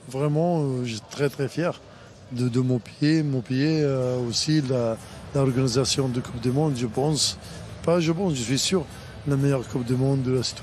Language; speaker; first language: French; non-native, learner; Arabic